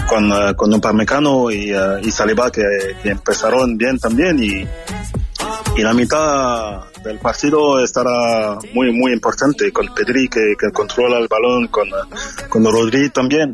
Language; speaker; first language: Spanish; non-native, fluent; French